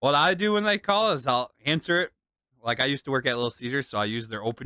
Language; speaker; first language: English; native; English